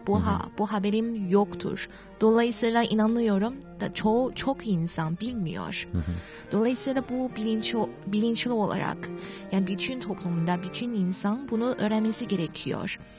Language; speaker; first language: Turkish; non-native, fluent; Chinese